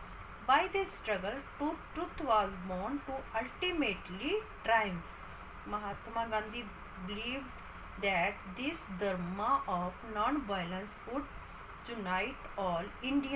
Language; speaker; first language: English; non-native, local second language; Hindi